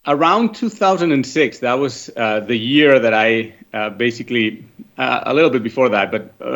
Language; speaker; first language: English; non-native, fluent; Catalan